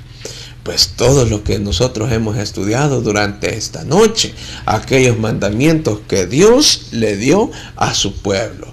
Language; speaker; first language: Spanish; native; Spanish